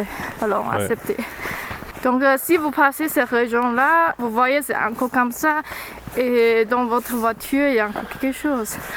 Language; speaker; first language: French; non-native, learner; Chinese